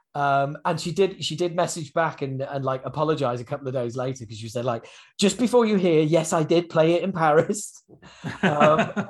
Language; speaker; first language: English; native; English